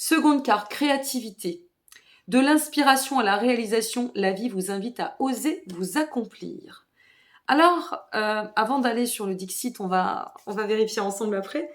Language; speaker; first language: French; native; French